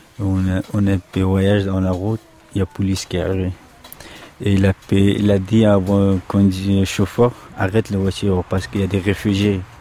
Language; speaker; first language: French; non-native, learner; Pashto